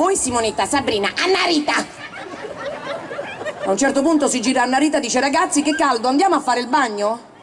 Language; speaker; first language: Italian; native; Italian